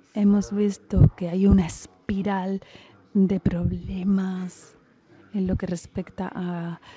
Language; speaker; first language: Spanish; non-native, fluent; English